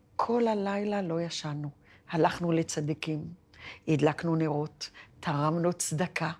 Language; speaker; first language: Hebrew; early bilingual, other home language; Arabic